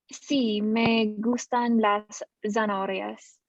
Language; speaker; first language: Spanish; non-native, learner; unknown